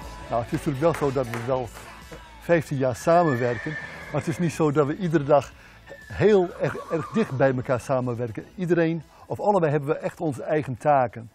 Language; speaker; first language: Dutch; native; Dutch